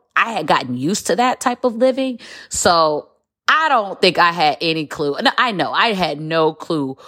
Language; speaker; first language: English; native; English